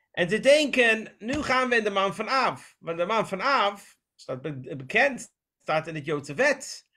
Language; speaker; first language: Dutch; non-native, fluent; English